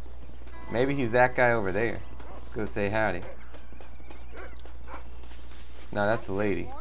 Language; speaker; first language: English; native; English